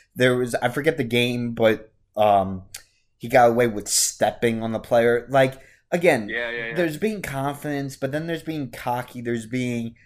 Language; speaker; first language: English; native; English